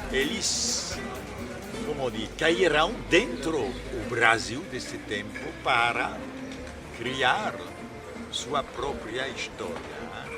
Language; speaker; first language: Portuguese; non-native, fluent; French